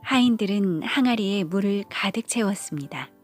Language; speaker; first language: Korean; native; Korean